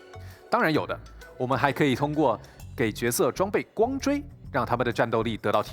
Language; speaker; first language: Chinese; native; Chinese